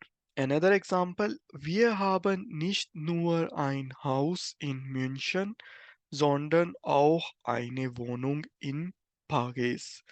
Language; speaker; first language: German; non-native, fluent; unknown